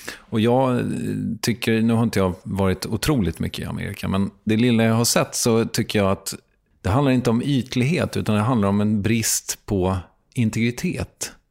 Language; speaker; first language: Swedish; native; Swedish